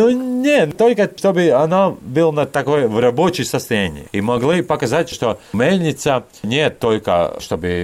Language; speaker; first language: Russian; non-native, learner; Latvian